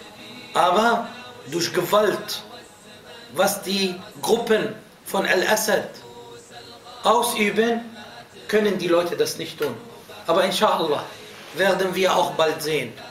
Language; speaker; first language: German; non-native, fluent; Arabic